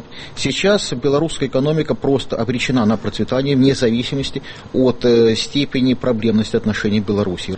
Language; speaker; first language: Russian; native; Russian